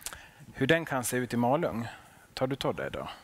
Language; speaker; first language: Swedish; non-native, local second language; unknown